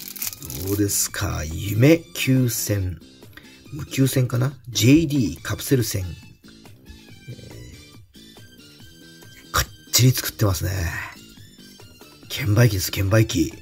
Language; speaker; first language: Japanese; native; Japanese